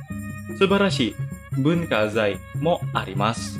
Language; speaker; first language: Japanese; non-native, fluent; Indonesian